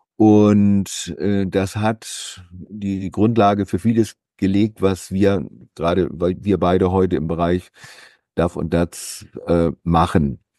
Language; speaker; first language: German; native; German